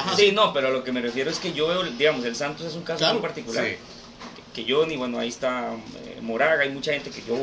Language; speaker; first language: Spanish; native; Spanish